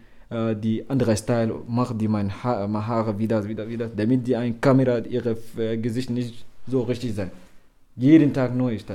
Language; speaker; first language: German; non-native, learner; Arabic